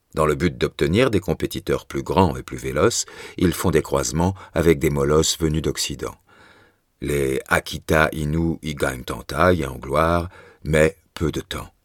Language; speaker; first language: French; native; French